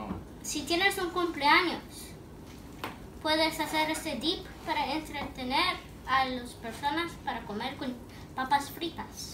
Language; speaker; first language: Spanish; early bilingual, heritage; Spanish